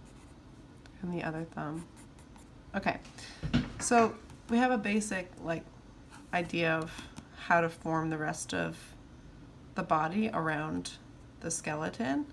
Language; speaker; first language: English; native; English